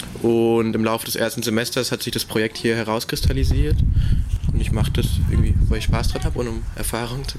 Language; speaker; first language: German; native; German